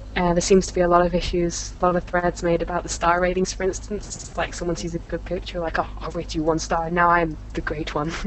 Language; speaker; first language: English; native; English